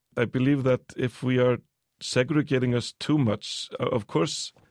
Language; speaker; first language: English; early bilingual, other home language; Icelandic